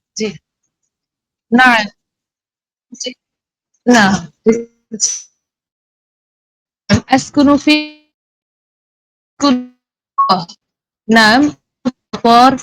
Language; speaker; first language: Arabic; non-native, learner; Bangla